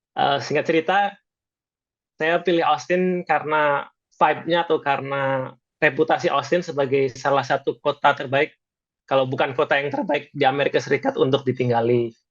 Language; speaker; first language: Indonesian; native; Indonesian